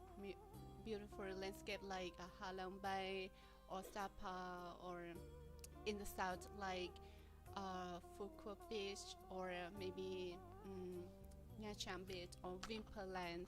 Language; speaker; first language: English; non-native, learner; Vietnamese